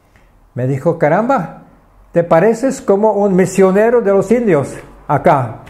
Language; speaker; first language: Spanish; non-native, fluent; Czech